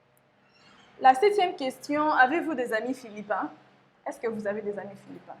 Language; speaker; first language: French; non-native, local second language; Lingala